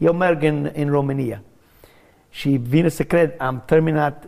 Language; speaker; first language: Romanian; non-native, fluent; English